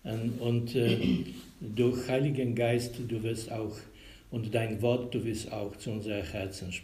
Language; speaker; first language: German; non-native, learner; Polish